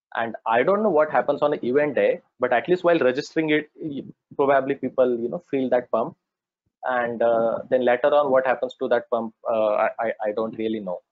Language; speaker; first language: English; non-native, local second language; Marathi